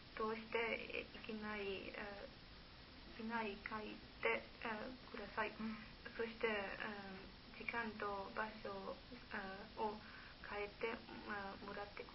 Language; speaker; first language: Japanese; non-native, learner; German